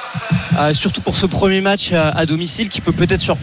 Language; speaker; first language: French; native; French